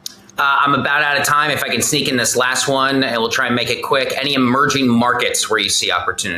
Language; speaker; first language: English; native; English